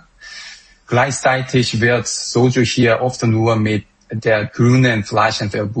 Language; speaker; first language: German; non-native, fluent; Korean